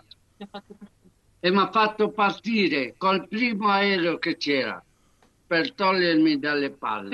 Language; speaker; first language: Italian; non-native, fluent; Arabic